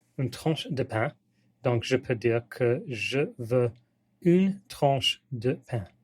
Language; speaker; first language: French; non-native, learner; English